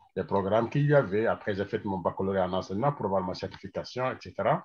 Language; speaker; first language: French; non-native, local second language; Wolof